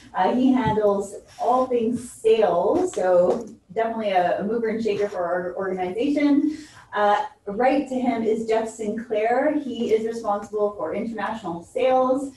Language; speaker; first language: English; native; English